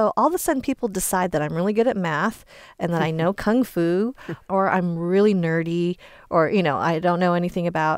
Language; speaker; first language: English; early bilingual, other home language; Chinese